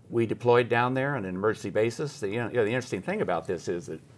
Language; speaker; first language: English; native; English